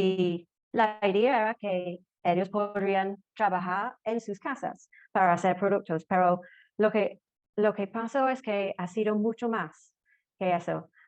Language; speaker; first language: Spanish; non-native, fluent; English